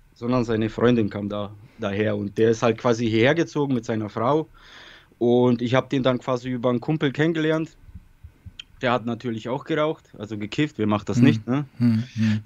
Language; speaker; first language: German; early bilingual, other home language; Polish